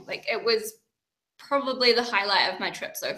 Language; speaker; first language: English; native; English